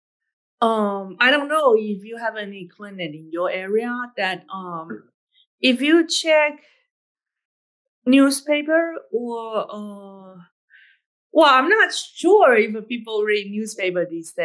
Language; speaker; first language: English; non-native, fluent; Chinese